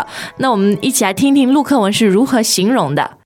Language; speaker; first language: Chinese; native; Chinese